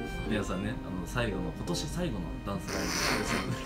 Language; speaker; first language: Japanese; non-native, fluent; Korean